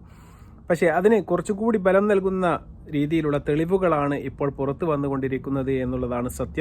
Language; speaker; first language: Malayalam; native; Malayalam